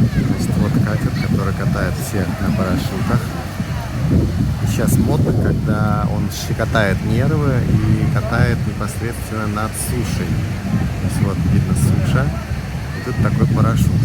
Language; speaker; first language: Russian; native; Russian